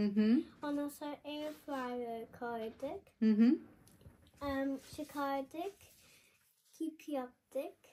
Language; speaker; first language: Turkish; early bilingual, heritage; Turkish